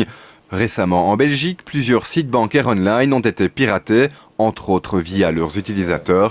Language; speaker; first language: French; native; French